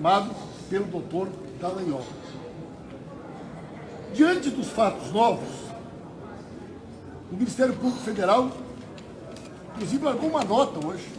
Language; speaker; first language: Portuguese; native; Portuguese